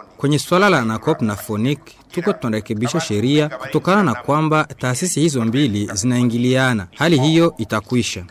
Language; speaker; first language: Swahili; non-native, local second language; Rundi